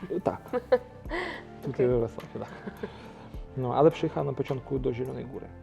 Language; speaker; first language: Polish; non-native, local second language; Ukrainian